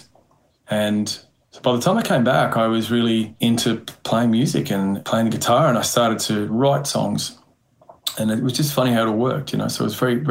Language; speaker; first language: English; native; English